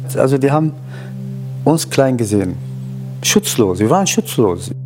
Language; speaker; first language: German; non-native, fluent; Kurdish